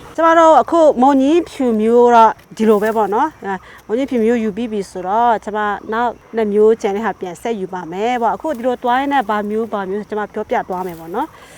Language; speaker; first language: Burmese; non-native, local second language; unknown